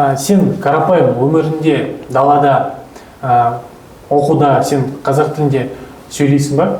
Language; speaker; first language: Kazakh; native; Kazakh